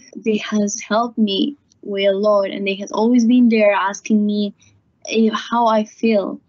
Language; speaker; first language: English; non-native, fluent; Indonesian